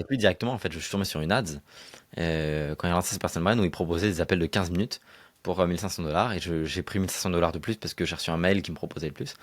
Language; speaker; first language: French; native; French